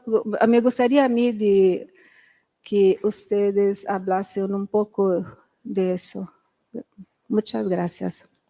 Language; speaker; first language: Spanish; non-native, fluent; Portuguese